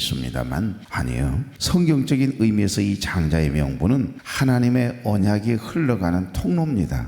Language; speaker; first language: Korean; native; Korean